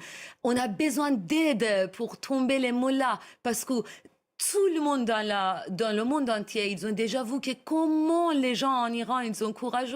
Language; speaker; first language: French; non-native, learner; Persian